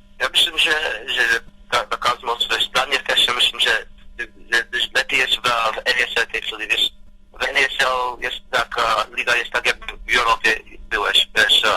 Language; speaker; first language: Polish; early bilingual, heritage; Polish